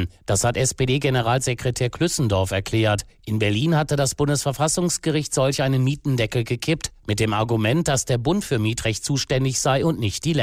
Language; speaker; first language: German; native; German